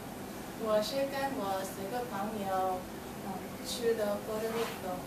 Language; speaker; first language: Chinese; non-native, learner; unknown